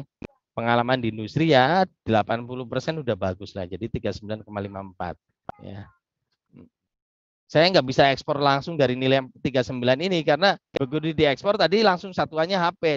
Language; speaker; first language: Indonesian; native; Indonesian